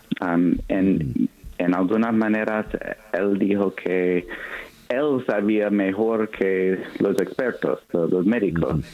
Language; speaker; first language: Spanish; non-native, fluent; English